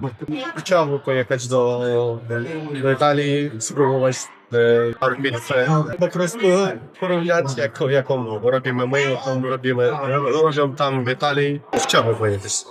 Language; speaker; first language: Polish; non-native, learner; Ukrainian